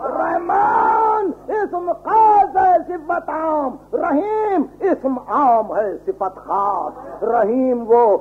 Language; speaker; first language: Urdu; native; Urdu